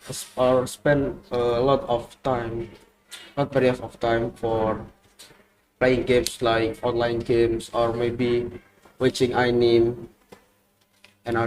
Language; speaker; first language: English; non-native, learner; Indonesian